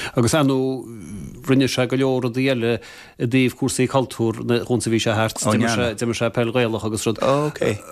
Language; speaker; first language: Irish; native; Irish